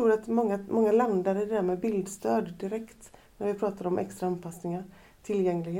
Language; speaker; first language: Swedish; native; Swedish